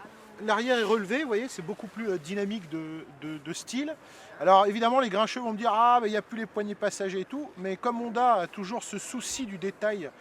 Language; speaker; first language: French; native; French